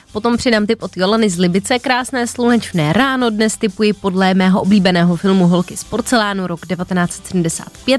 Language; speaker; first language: Czech; native; Czech